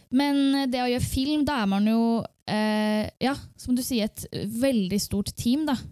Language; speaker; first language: Norwegian; native; Norwegian